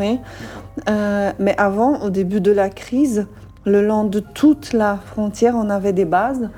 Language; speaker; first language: French; non-native, fluent; Polish